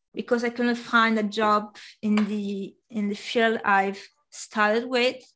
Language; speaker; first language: English; non-native, fluent; Italian